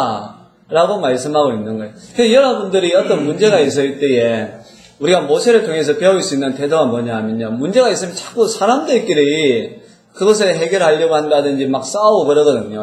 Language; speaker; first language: Korean; native; Korean